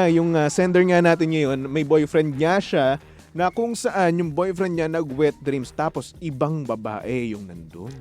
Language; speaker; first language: Filipino; native; Filipino